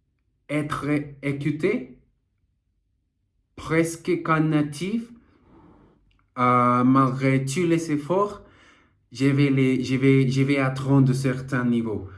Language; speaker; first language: French; non-native, learner; Portuguese